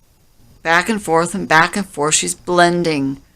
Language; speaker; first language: English; native; English